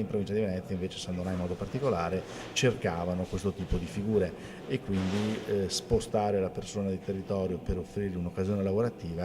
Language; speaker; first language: Italian; native; Italian